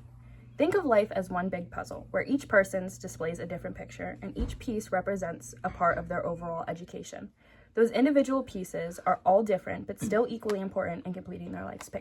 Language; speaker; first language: English; native; English